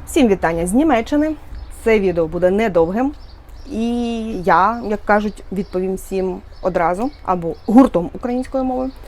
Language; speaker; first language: Ukrainian; native; Ukrainian